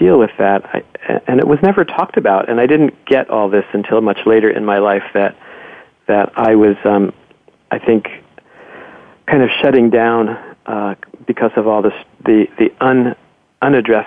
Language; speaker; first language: English; native; English